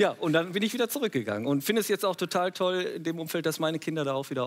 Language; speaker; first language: German; native; German